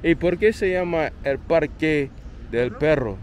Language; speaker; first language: Spanish; non-native, learner; English